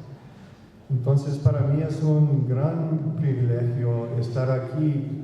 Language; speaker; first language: Spanish; non-native, fluent; English